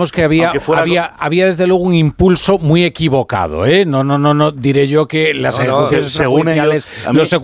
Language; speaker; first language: Spanish; native; Spanish